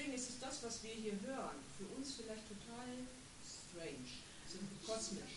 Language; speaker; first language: German; native; German